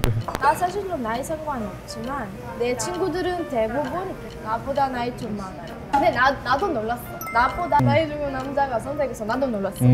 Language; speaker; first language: Korean; non-native, learner; Russian